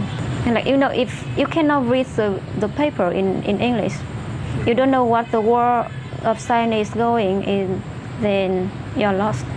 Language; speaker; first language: English; non-native, fluent; Vietnamese